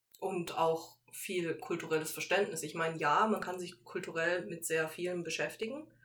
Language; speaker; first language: German; native; German